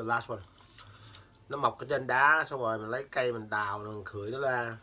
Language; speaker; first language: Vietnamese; early bilingual, heritage; Vietnamese